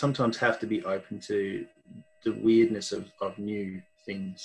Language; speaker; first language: English; native; English